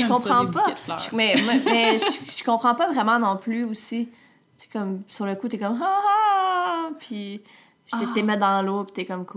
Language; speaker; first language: French; native; French